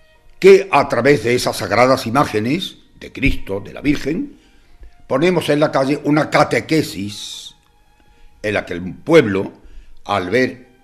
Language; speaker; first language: Spanish; native; Spanish